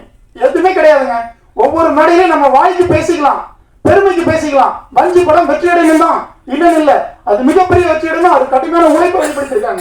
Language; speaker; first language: Tamil; native; Tamil